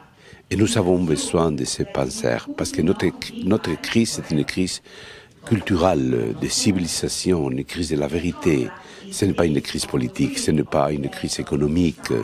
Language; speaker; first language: French; non-native, fluent; Spanish